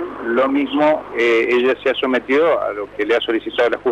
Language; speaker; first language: Spanish; native; Spanish